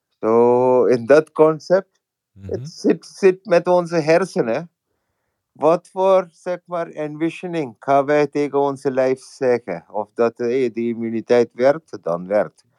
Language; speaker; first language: Dutch; non-native, fluent; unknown